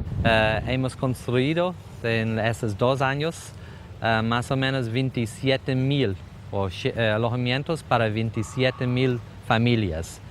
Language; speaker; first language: Spanish; non-native, fluent; English